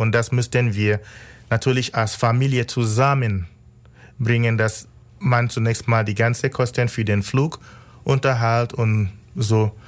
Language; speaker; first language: German; non-native, fluent; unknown